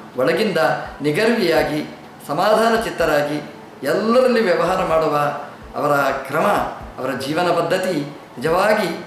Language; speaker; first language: Kannada; non-native, local second language; Tulu